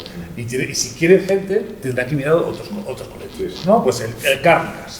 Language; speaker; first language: Spanish; native; Spanish